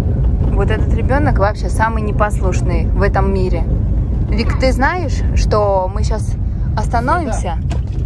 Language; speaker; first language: Russian; native; Russian